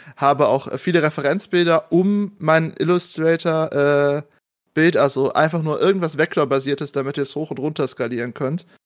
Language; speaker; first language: German; native; German